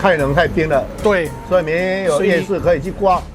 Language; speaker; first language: Chinese; native; Chinese